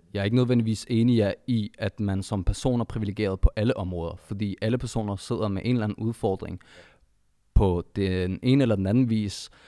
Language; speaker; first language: Danish; early bilingual, other home language; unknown